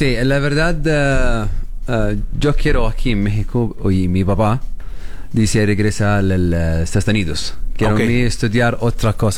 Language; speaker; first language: Spanish; non-native, learner; Arabic